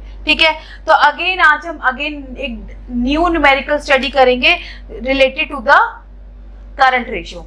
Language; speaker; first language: Hindi; native; Hindi